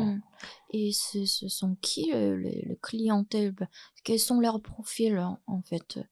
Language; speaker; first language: French; non-native, fluent; Chinese